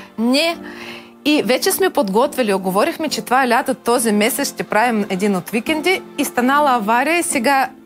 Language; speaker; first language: Bulgarian; non-native, fluent; Ukrainian